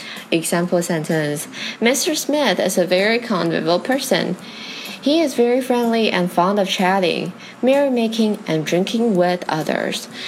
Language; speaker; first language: English; non-native, fluent; Chinese